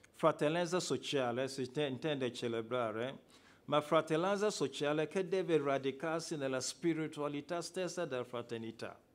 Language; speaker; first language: Italian; non-native, fluent; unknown